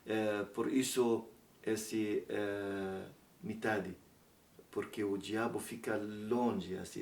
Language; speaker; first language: Portuguese; non-native, learner; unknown